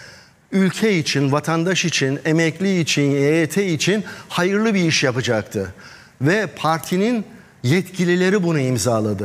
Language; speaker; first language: Turkish; native; Turkish